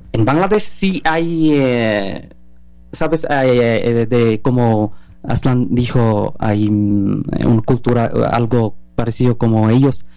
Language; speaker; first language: Spanish; non-native, learner; Bangla